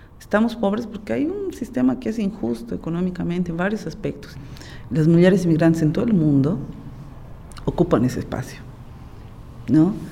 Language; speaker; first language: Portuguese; non-native, fluent; Spanish